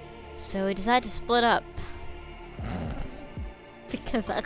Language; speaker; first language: English; native; English